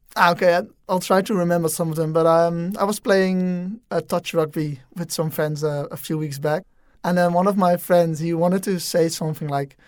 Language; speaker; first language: English; non-native, fluent; Dutch